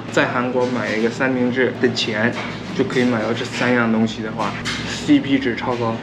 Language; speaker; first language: Chinese; non-native, fluent; Korean